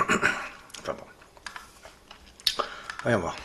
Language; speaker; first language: French; native; French